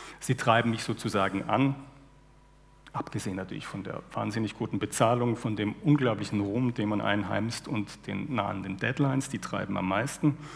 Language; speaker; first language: German; native; German